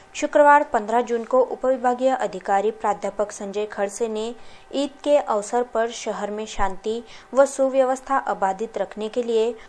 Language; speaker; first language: Hindi; non-native, local second language; Marathi